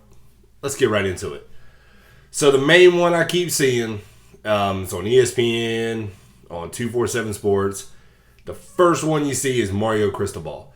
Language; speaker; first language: English; native; English